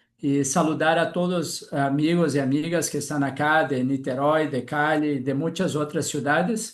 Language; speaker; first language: Spanish; non-native, fluent; Portuguese